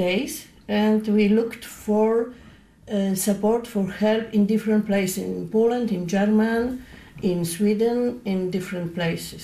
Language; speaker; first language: English; non-native, learner; Polish